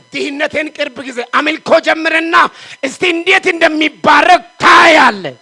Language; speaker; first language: Amharic; non-native, local second language; Wolaytta